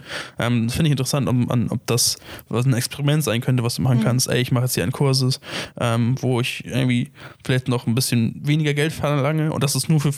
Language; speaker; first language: German; native; German